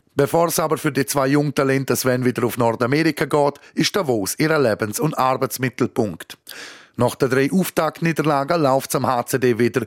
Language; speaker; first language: German; native; German